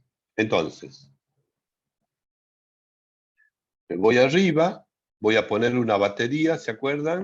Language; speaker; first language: Spanish; native; Spanish